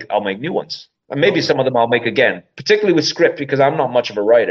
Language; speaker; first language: English; native; English